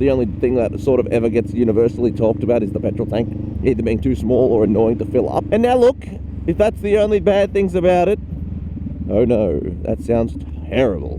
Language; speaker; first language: English; native; English